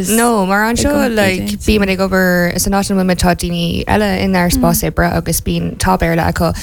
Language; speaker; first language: Irish; non-native, local second language; English